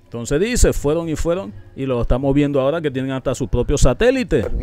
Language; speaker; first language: Spanish; non-native, local second language; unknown